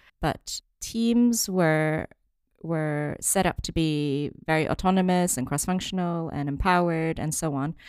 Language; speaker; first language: English; non-native, fluent; French